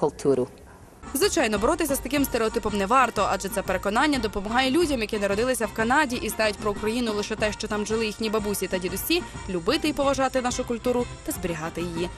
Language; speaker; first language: Ukrainian; native; Ukrainian